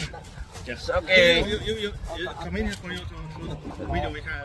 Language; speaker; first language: English; non-native, learner; Chinese